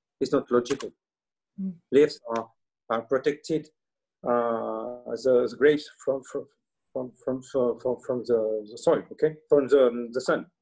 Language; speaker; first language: English; non-native, learner; French